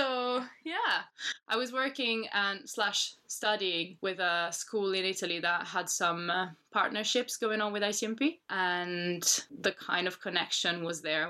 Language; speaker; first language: English; non-native, fluent; Italian